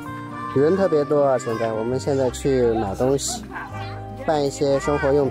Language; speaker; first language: Chinese; non-native, fluent; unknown